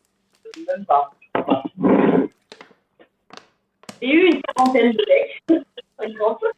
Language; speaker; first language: French; native; French